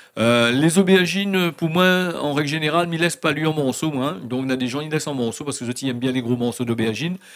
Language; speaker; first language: French; native; French